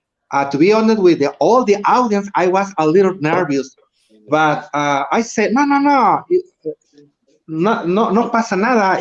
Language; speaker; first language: English; non-native, learner; Spanish